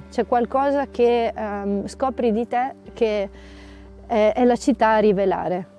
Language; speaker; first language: Italian; native; Italian